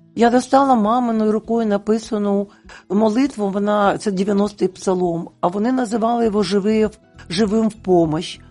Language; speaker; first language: Ukrainian; non-native, local second language; Russian